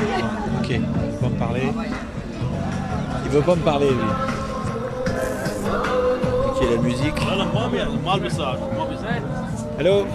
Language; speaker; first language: French; native; French